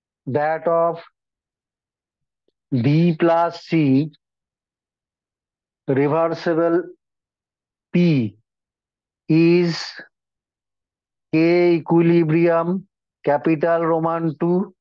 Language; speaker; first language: English; non-native, local second language; Hindi